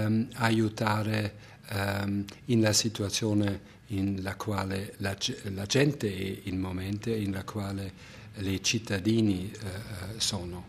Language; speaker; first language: Italian; non-native, fluent; German